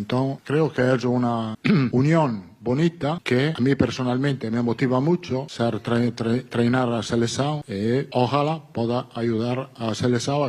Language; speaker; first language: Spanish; non-native, fluent; Italian